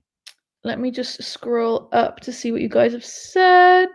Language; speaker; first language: English; native; English